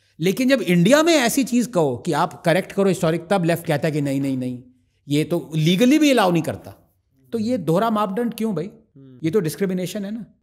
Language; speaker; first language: Hindi; non-native, local second language; Tamil